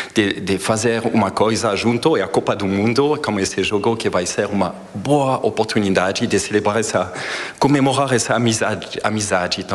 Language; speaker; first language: Portuguese; non-native, fluent; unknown